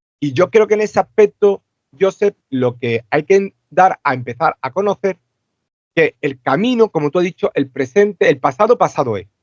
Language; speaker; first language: Spanish; native; Spanish